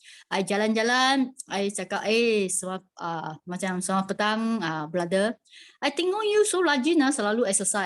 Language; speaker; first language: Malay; non-native, local second language; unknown